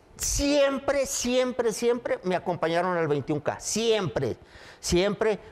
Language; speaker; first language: Spanish; native; Spanish